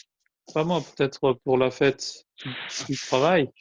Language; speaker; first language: French; non-native, fluent; Albanian